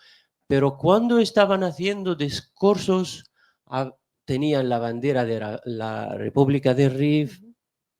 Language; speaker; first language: Spanish; non-native, fluent; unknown